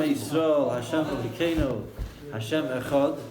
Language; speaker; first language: Hebrew; non-native, fluent; English